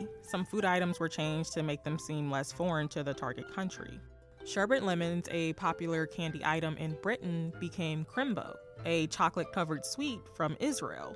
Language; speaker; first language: English; native; English